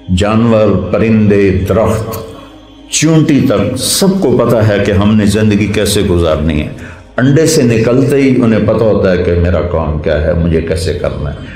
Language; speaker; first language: Urdu; non-native, local second language; Punjabi